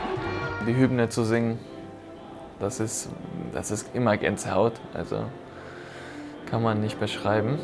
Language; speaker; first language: German; non-native, fluent; Spanish